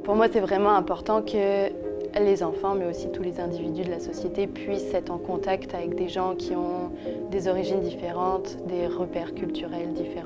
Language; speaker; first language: French; native; French